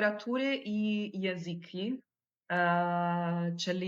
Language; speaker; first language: Polish; non-native, learner; Italian